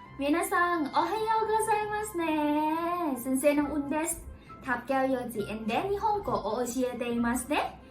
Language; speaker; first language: Japanese; non-native, learner; Thai